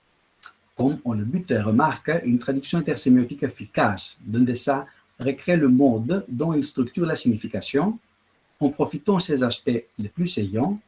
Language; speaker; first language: French; non-native, fluent; Greek